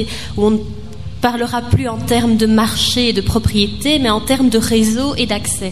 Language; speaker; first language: French; native; French